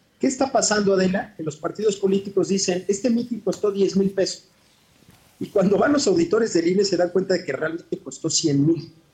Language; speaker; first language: Spanish; native; Spanish